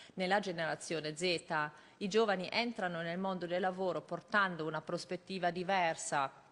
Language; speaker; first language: Italian; non-native, fluent; German